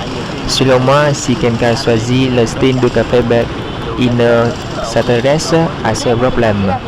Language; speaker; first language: French; non-native, local second language; Vietnamese